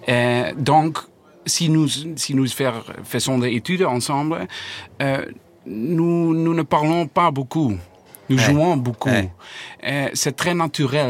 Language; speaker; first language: French; non-native, learner; Dutch